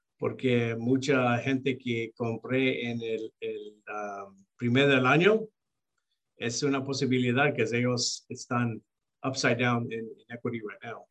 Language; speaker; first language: Spanish; early bilingual, heritage; Spanish